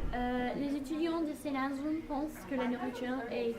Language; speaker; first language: French; non-native, learner; English